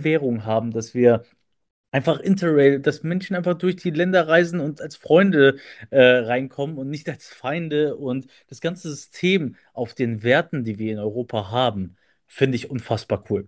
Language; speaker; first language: German; native; German